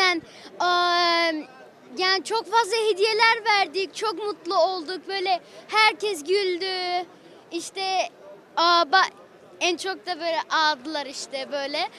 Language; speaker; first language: Turkish; early bilingual, heritage; Turkish